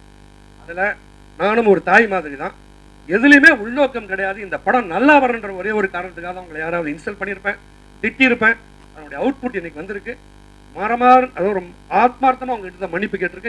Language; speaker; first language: Tamil; native; Tamil